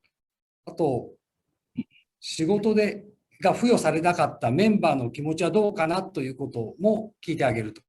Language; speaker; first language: Japanese; native; Japanese